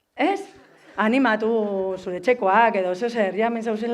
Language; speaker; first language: Basque; native; Basque